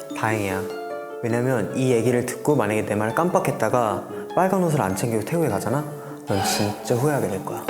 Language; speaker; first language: Korean; native; Korean